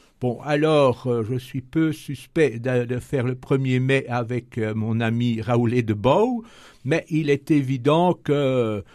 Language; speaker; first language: French; native; French